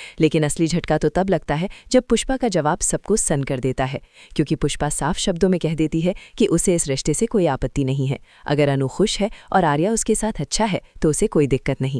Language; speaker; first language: Hindi; native; Hindi